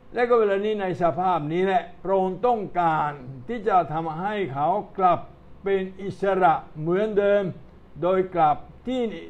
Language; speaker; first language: Thai; non-native, fluent; Italian